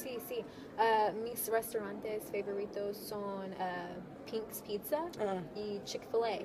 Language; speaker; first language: Spanish; non-native, learner; English